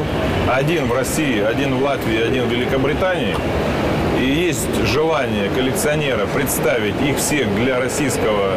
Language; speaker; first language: Russian; native; Russian